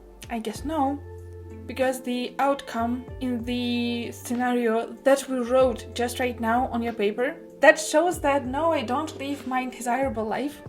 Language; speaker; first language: English; non-native, fluent; Russian